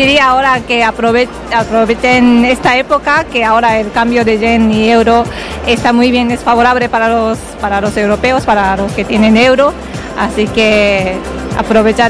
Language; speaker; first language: Spanish; non-native, fluent; Japanese